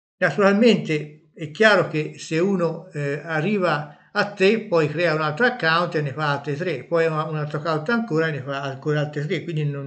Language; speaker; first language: Italian; native; Italian